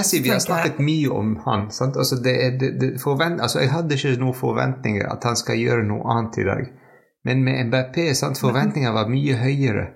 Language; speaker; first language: Norwegian; non-native, fluent; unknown